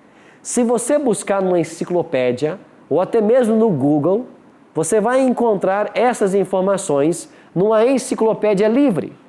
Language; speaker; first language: Portuguese; native; Portuguese